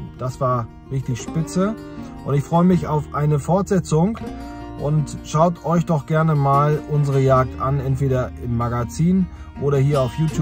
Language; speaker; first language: German; native; German